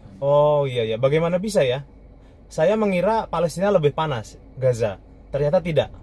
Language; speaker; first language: Indonesian; native; Indonesian